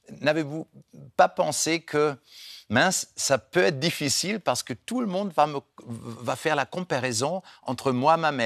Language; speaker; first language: French; non-native, fluent; German